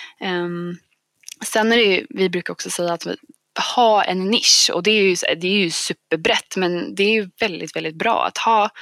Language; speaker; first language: Swedish; native; Swedish